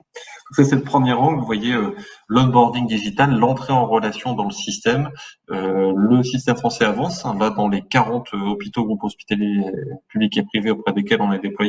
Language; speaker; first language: French; native; French